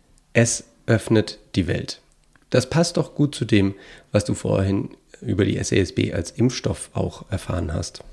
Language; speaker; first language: German; native; German